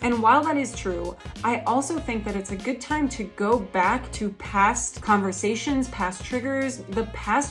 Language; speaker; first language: English; native; English